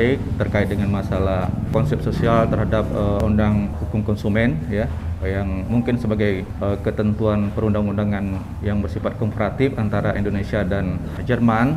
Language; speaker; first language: Indonesian; native; Indonesian